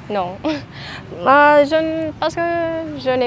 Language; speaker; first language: French; non-native, learner; Vietnamese